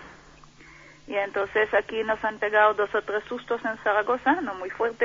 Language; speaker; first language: Spanish; non-native, fluent; Hebrew